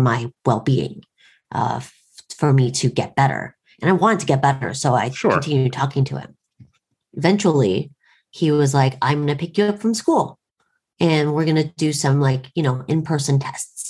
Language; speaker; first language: English; native; English